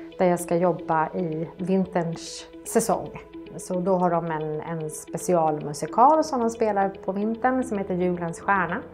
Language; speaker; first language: Swedish; native; Swedish